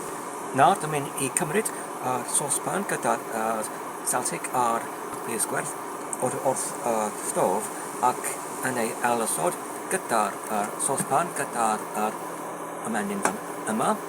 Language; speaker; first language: Welsh; non-native, learner; English